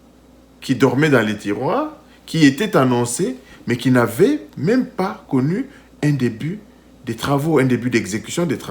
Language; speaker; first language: French; non-native, local second language; Lingala